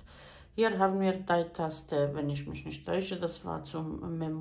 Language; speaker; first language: German; non-native, fluent; Croatian